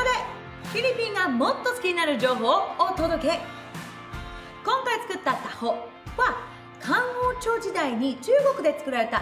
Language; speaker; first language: Japanese; non-native, fluent; Filipino